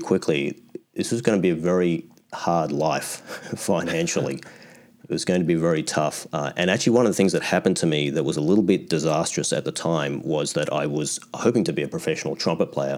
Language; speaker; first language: English; native; English